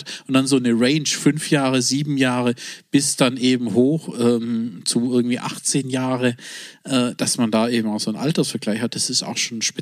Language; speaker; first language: German; native; German